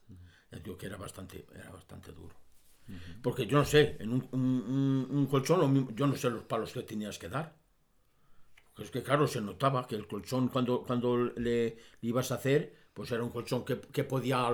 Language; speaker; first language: Spanish; native; Spanish